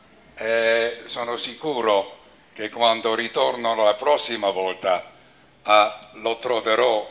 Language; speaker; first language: Italian; non-native, learner; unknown